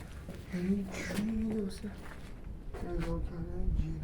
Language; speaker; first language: Persian; native; Persian